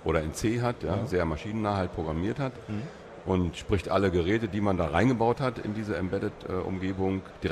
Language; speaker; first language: German; native; German